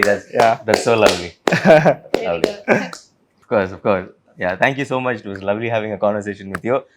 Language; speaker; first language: English; non-native, local second language; Tamil